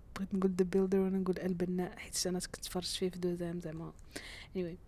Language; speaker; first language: Arabic; native; Arabic